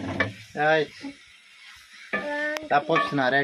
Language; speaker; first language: Filipino; non-native, learner; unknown